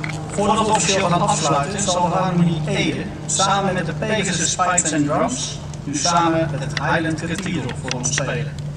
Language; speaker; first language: Dutch; native; Dutch